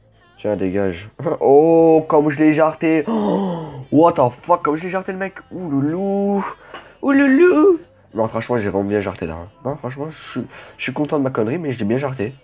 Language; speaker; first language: French; native; French